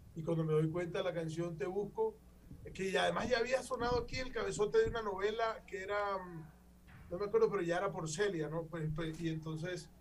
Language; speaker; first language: Spanish; native; Spanish